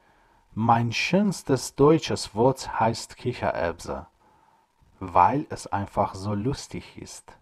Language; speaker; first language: German; non-native, fluent; Persian